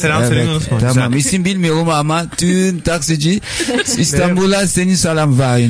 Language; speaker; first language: Turkish; non-native, learner; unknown